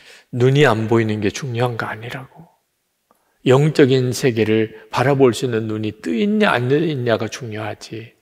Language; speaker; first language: Korean; native; Korean